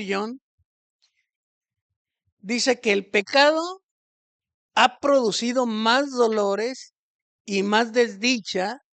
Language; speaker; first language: Spanish; native; Spanish